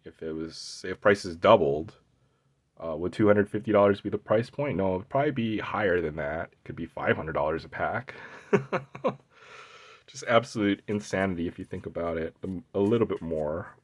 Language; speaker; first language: English; native; English